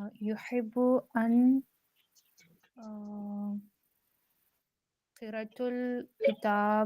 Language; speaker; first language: Arabic; non-native, learner; Urdu